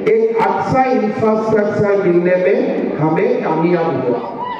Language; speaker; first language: Hindi; non-native, local second language; Assamese